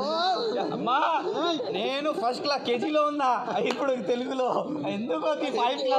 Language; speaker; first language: Telugu; non-native, learner; Hindi